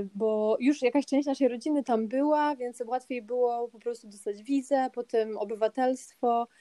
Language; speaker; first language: Polish; early bilingual, other home language; English